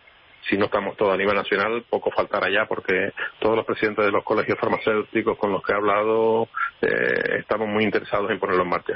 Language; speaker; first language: Spanish; native; Spanish